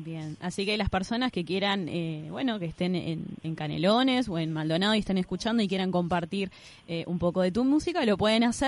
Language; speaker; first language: Spanish; native; Spanish